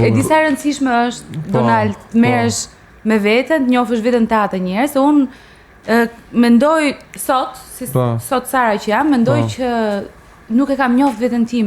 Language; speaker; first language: Albanian; native; Albanian